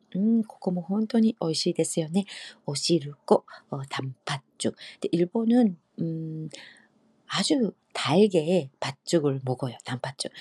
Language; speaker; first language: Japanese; native; Japanese